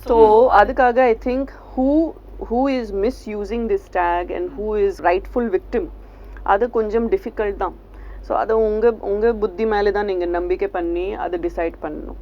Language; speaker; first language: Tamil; non-native, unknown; Gujarati